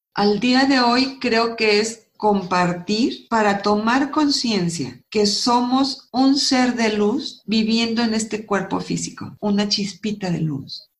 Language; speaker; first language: Spanish; native; Spanish